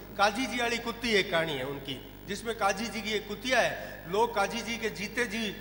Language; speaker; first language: Hindi; non-native, local second language; Rajasthani